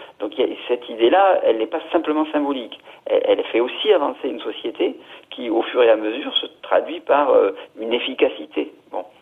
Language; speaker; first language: French; native; French